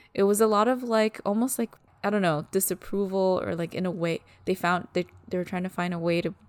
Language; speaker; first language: English; early bilingual, other home language; Malagasy